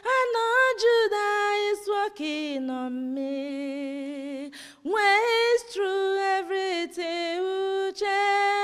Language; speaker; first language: Italian; non-native, learner; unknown